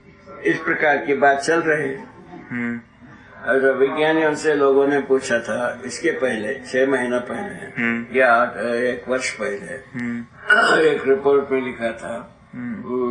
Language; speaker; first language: Hindi; non-native, local second language; Kannada